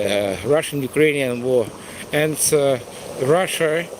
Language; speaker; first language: English; non-native, fluent; Russian